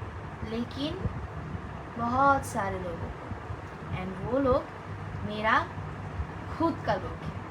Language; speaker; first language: Hindi; non-native, learner; Bangla